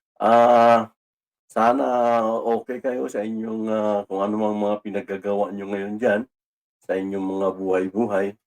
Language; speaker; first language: Filipino; non-native, local second language; Cebuano